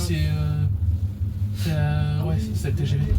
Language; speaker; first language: French; native; French